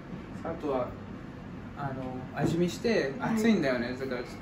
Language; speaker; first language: Japanese; non-native, fluent; English